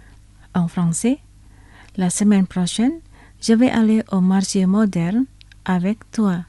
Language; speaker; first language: French; non-native, fluent; Indonesian